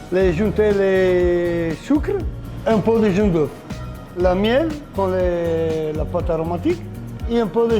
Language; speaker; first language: French; non-native, learner; Italian